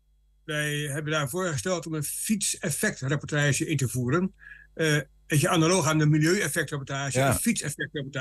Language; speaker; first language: Dutch; native; Dutch